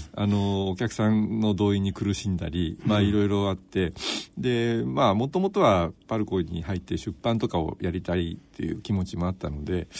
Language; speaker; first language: Japanese; native; Japanese